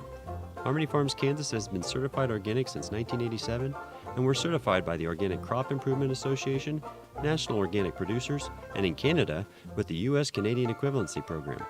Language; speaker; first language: English; native; English